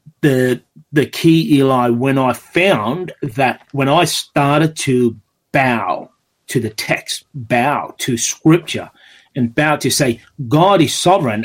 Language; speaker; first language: English; native; English